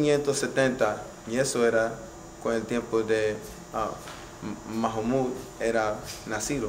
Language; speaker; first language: Spanish; non-native, learner; English